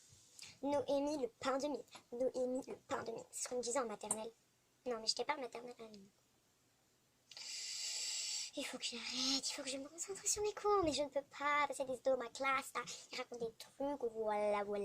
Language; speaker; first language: French; native; French